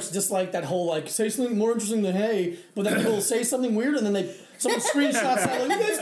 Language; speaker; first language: English; early bilingual, other home language; Spanish